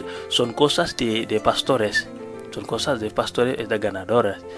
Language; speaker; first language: Spanish; non-native, learner; Wolof